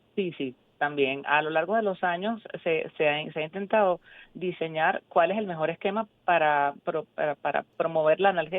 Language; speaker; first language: Spanish; native; Spanish